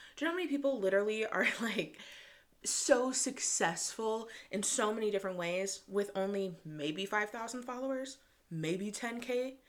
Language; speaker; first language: English; native; English